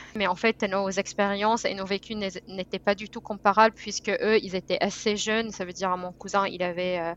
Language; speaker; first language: French; non-native, fluent; Arabic